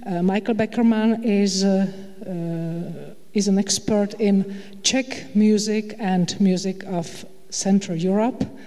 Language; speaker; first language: English; non-native, fluent; Czech